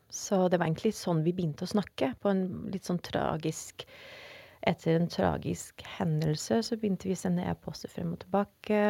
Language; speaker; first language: Norwegian; non-native, fluent; Dutch